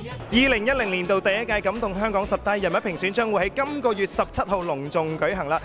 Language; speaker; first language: Cantonese; native; Cantonese